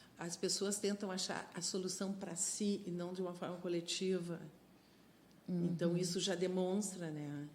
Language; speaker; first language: Portuguese; non-native, fluent; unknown